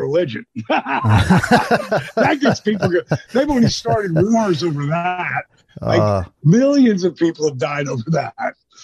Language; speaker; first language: English; native; English